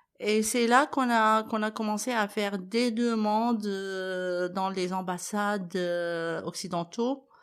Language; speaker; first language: French; non-native, fluent; Arabic